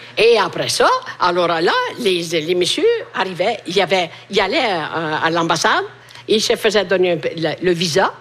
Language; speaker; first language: French; non-native, fluent; Italian